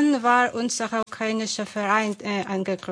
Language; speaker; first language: German; non-native, fluent; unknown